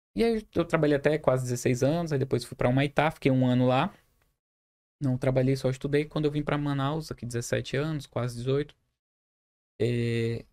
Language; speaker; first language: Portuguese; native; Portuguese